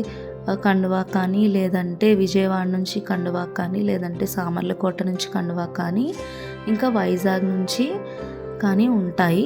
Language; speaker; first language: Telugu; native; Telugu